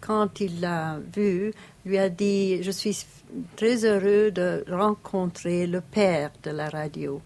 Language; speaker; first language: French; non-native, fluent; Italian